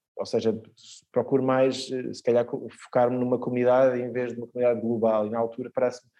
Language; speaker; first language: Portuguese; early bilingual, other home language; Swedish